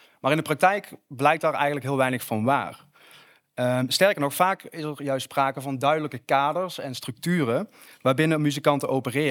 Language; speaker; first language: Dutch; native; Dutch